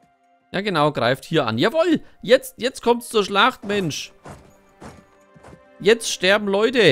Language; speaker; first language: German; native; German